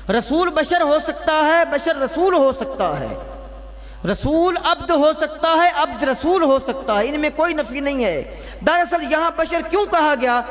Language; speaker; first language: Urdu; non-native, local second language; Punjabi